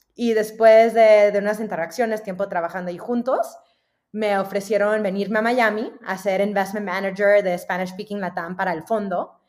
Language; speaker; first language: Spanish; early bilingual, heritage; Spanish